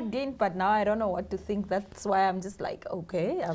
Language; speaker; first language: English; native; English